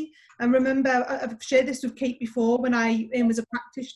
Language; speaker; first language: English; native; English